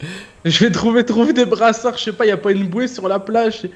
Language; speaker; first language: French; native; French